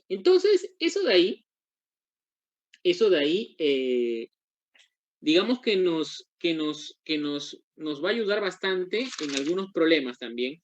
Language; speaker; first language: Spanish; native; Spanish